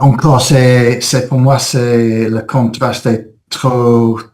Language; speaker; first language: French; non-native, fluent; English